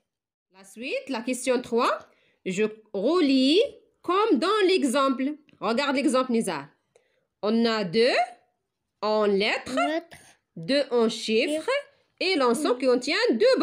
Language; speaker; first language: French; non-native, local second language; Arabic